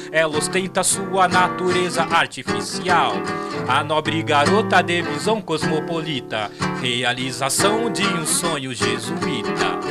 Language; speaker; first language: Portuguese; native; Portuguese